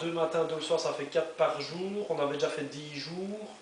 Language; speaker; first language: French; native; French